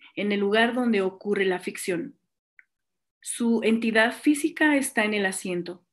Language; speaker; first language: Spanish; native; Spanish